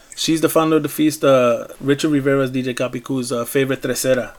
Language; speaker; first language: English; early bilingual, other home language; Spanish